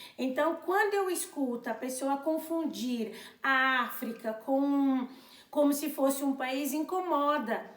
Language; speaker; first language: Portuguese; non-native, local second language; Kabuverdianu